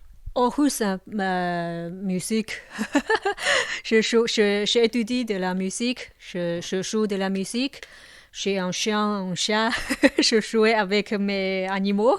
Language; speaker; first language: French; non-native, local second language; Chinese